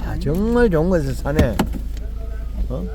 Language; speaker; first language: Korean; native; Korean